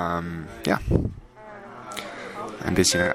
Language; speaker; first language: German; non-native, learner; English